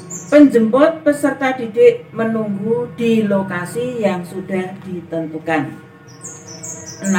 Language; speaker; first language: Indonesian; native; Indonesian